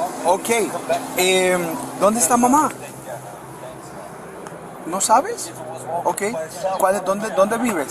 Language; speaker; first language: Spanish; early bilingual, heritage; Spanish